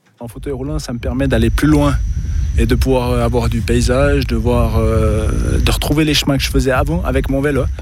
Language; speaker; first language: French; native; French